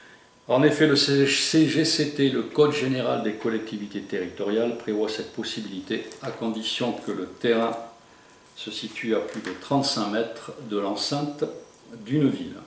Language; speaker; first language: French; native; French